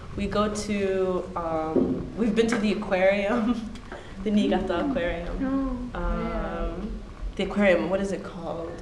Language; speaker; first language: English; native; English